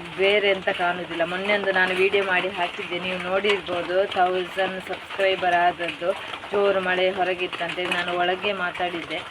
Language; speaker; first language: Kannada; non-native, local second language; Tulu